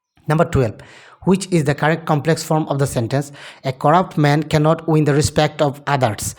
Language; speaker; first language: English; non-native, local second language; Bangla